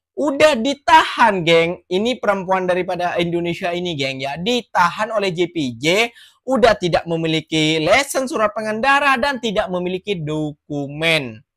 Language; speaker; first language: Malay; non-native, fluent; Indonesian